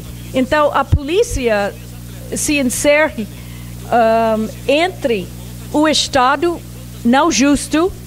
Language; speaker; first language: Portuguese; non-native, fluent; English